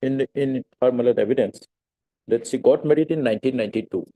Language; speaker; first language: English; non-native, local second language; Assamese